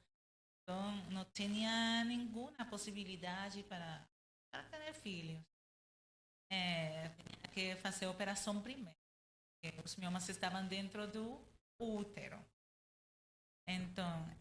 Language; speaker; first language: Portuguese; non-native, learner; Spanish